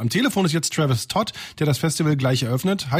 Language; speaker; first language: German; native; German